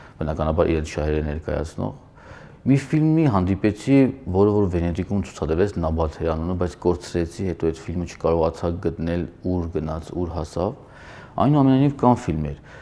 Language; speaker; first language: Armenian; native; Armenian